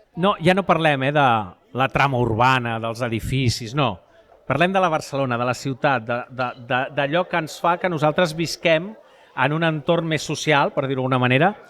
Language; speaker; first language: Catalan; native; Catalan